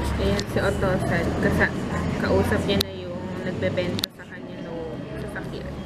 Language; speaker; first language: Filipino; native; Filipino